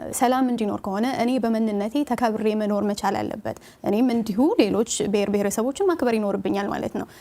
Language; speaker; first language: Amharic; non-native, local second language; Tigrinya